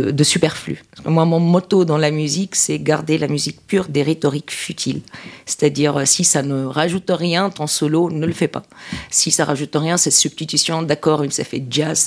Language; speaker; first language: French; non-native, local second language; Arabic